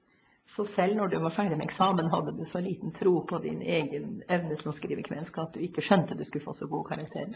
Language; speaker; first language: Norwegian; native; Norwegian